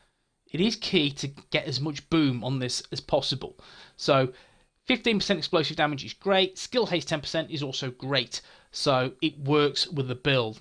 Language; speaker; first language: English; native; English